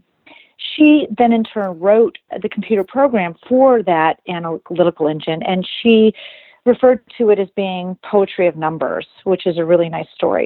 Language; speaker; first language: English; native; English